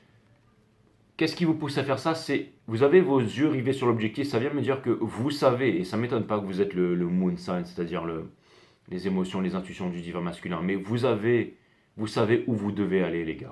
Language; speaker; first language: French; native; French